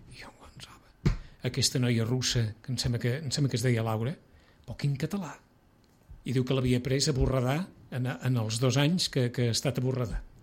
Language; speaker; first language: Catalan; native; Catalan